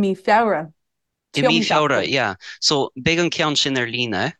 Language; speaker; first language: Irish; non-native, fluent; English